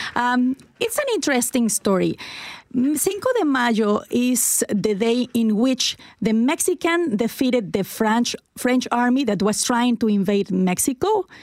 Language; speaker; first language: English; non-native, fluent; Spanish